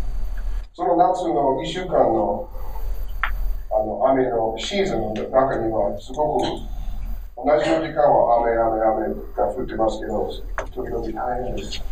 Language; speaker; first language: Japanese; non-native, learner; English